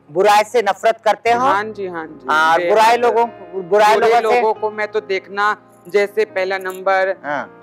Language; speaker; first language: Hindi; native; Hindi